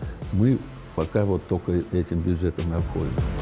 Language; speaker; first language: Russian; native; Russian